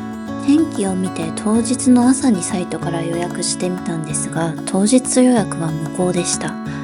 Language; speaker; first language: Japanese; native; Japanese